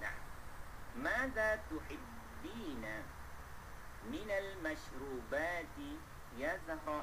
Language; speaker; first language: Arabic; non-native, fluent; Malay